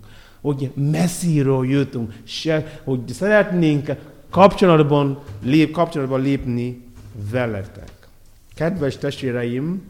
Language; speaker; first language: Hungarian; non-native, learner; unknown